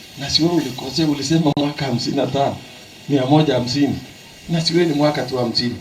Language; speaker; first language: Swahili; non-native, local second language; Kalenjin